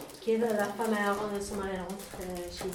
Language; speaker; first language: French; non-native, learner; Arabic